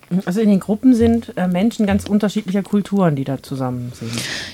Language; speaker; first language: German; native; German